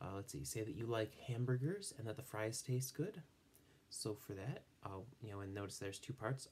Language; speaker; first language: English; native; English